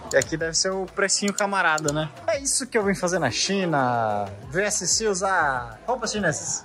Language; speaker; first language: Portuguese; native; Portuguese